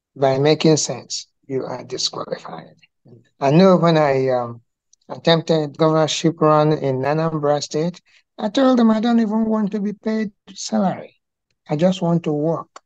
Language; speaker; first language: English; non-native, local second language; Igbo